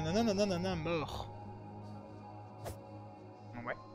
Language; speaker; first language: French; native; French